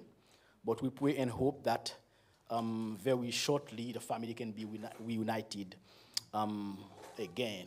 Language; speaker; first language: English; non-native, fluent; Haitian Creole